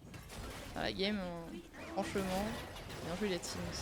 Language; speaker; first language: French; native; French